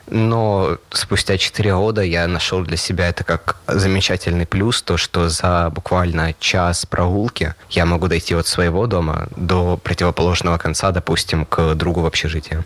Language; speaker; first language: Russian; native; Russian